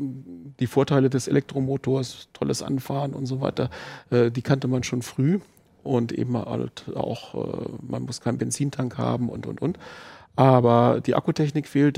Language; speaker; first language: German; native; German